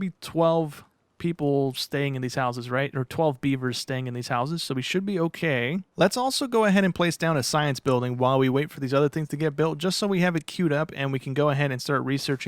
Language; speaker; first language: English; native; English